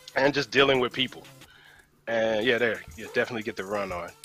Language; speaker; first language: English; native; English